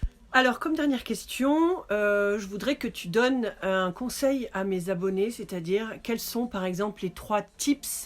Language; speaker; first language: French; native; French